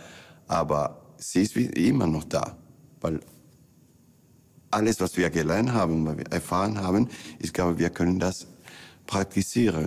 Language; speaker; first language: German; non-native, fluent; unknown